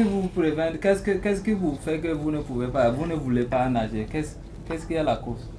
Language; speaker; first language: French; non-native, learner; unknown